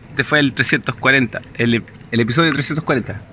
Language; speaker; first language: Spanish; native; Spanish